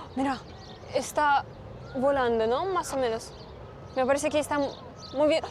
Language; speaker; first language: Spanish; non-native, learner; Russian